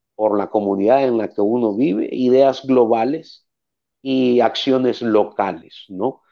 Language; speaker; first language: Spanish; native; Spanish